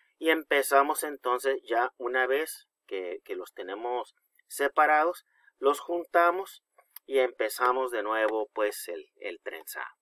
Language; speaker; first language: Spanish; native; Spanish